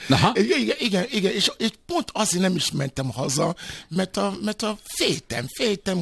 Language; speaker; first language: Hungarian; non-native, fluent; Yoruba